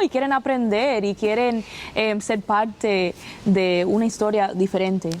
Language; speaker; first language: Spanish; early bilingual, other home language; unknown